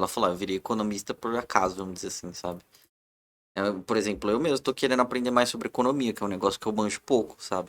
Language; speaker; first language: Portuguese; native; Portuguese